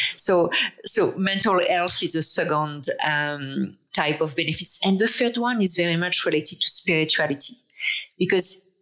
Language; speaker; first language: English; non-native, fluent; French